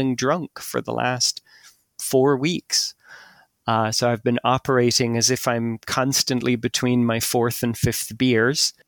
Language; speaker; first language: English; native; English